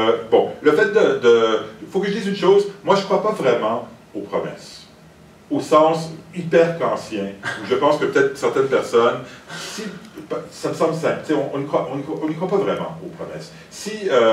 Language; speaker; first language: French; native; French